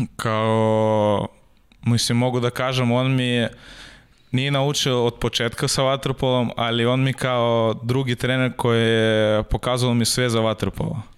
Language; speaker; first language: Serbian; non-native, learner; Russian